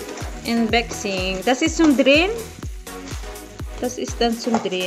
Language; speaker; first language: German; non-native, learner; Filipino